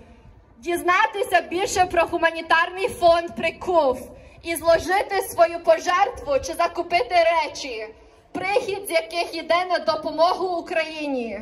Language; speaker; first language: Ukrainian; early bilingual, heritage; Ukrainian